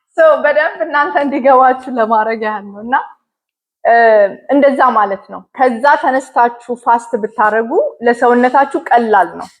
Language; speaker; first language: Amharic; native; Amharic